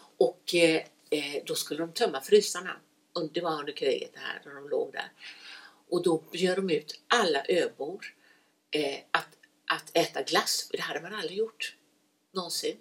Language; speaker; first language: Swedish; native; Swedish